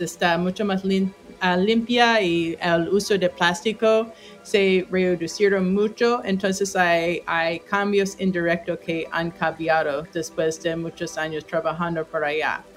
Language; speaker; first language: Spanish; non-native, fluent; English